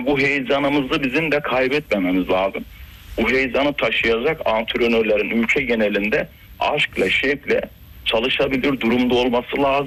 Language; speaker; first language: Turkish; native; Turkish